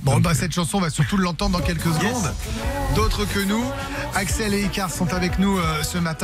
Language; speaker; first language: French; native; French